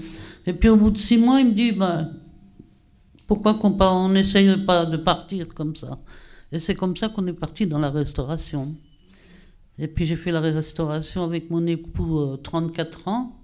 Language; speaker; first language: French; native; French